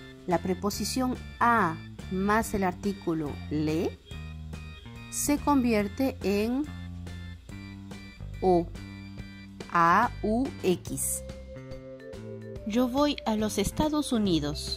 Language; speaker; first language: Spanish; non-native, fluent; French